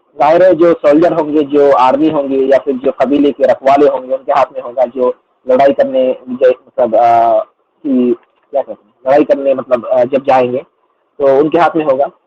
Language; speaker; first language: Urdu; non-native, local second language; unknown